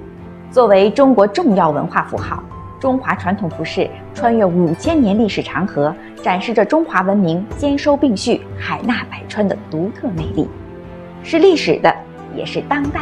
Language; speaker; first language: Chinese; native; Chinese